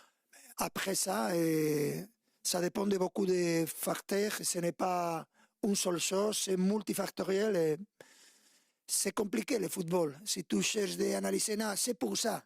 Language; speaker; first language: French; non-native, fluent; Spanish